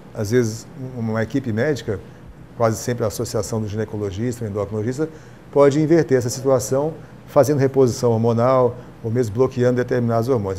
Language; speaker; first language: Portuguese; native; Portuguese